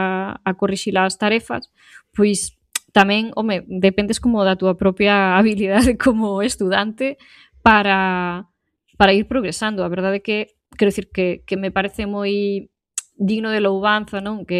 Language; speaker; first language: Galician; native; Galician